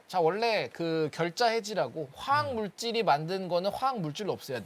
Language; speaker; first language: Korean; native; Korean